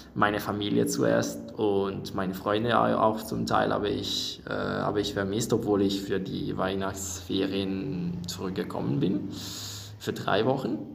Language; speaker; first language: German; non-native, fluent; Italian